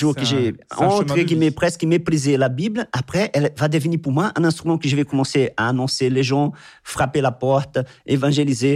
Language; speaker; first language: French; non-native, fluent; Portuguese